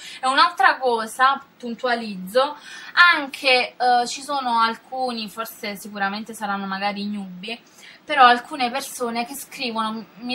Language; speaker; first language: Italian; native; Italian